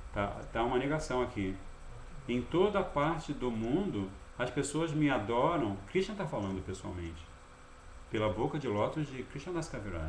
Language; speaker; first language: Portuguese; native; Portuguese